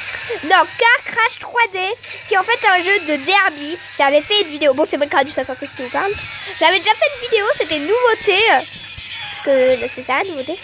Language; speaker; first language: French; native; French